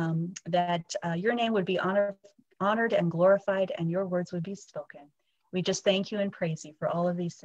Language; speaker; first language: English; native; English